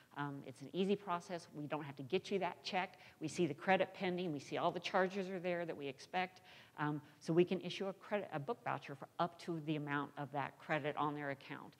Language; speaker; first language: English; native; English